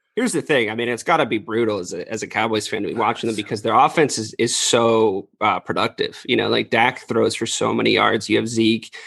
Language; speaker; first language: English; native; English